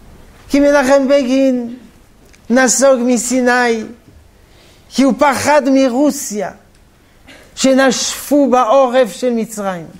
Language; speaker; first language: Hebrew; non-native, fluent; French